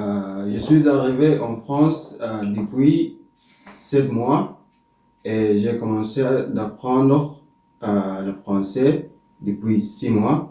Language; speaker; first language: French; non-native, learner; Arabic